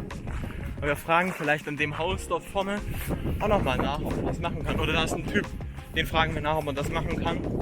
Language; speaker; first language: German; native; German